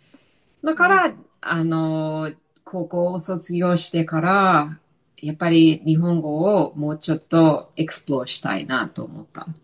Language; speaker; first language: Japanese; non-native, fluent; English